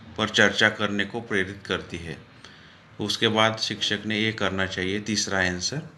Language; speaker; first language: Hindi; non-native, local second language; Marathi